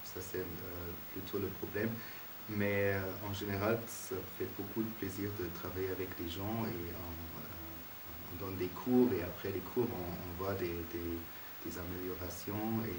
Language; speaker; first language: French; non-native, fluent; German